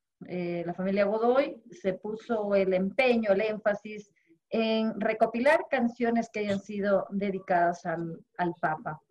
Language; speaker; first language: Spanish; native; Spanish